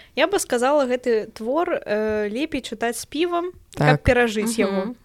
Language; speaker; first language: Belarusian; non-native, local second language; Russian